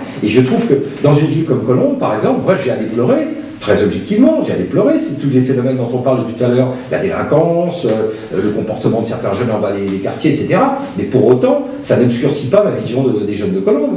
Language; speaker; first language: French; native; French